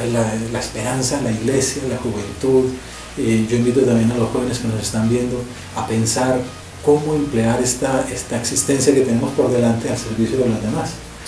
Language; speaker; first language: Spanish; native; Spanish